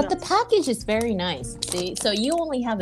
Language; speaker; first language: English; non-native, learner; Japanese